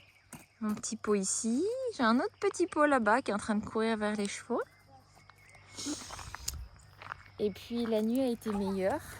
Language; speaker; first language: French; native; French